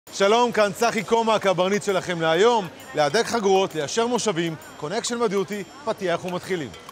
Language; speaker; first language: Hebrew; native; Hebrew